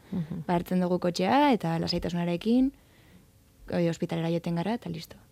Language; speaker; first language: Basque; native; Basque